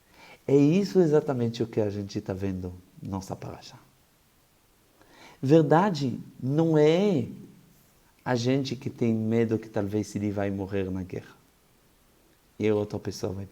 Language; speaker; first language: Portuguese; non-native, fluent; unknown